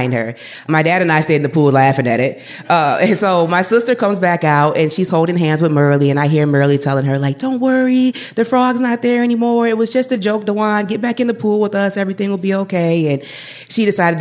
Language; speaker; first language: English; native; English